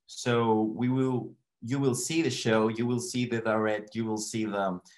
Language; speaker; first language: English; non-native, learner; Spanish